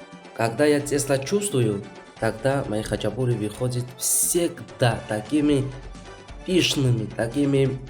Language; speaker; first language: Russian; non-native, fluent; Georgian